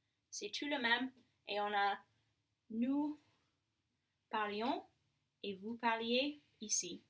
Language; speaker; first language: French; non-native, learner; English